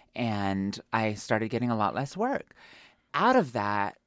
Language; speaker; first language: English; native; English